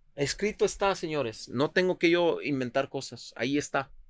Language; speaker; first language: Spanish; native; Spanish